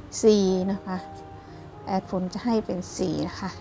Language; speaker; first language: Thai; non-native, local second language; Northeastern Thai